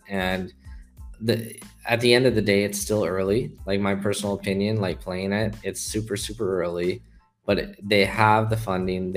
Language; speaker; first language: English; native; English